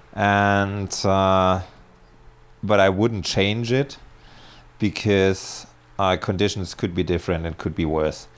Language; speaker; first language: English; non-native, fluent; German